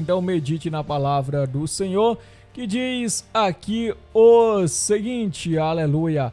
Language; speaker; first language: Portuguese; native; Portuguese